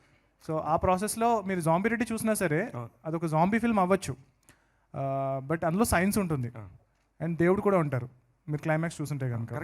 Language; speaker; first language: Telugu; native; Telugu